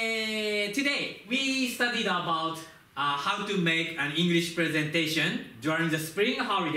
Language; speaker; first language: English; non-native, fluent; Japanese